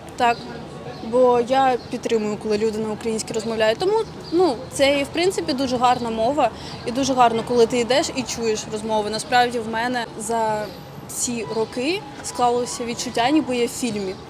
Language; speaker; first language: Ukrainian; non-native, local second language; Russian